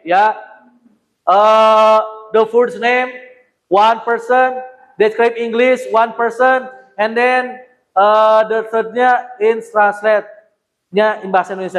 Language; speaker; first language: English; non-native, learner; Indonesian